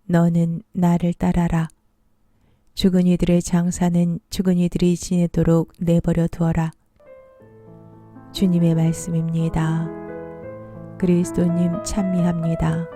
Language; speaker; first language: Korean; native; Korean